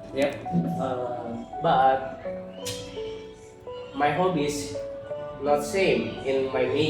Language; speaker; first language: English; non-native, learner; Indonesian